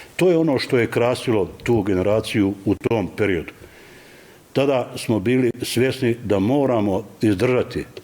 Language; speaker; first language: Bosnian; native; Bosnian